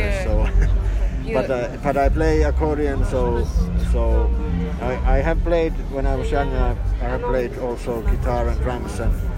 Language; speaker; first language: English; non-native, fluent; Finnish